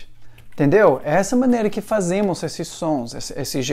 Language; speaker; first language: Portuguese; non-native, fluent; English